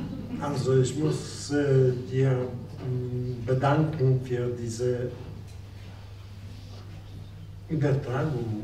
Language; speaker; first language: German; non-native, fluent; Polish